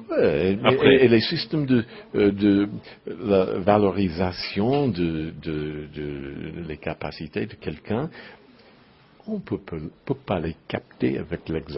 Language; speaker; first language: French; non-native, learner; English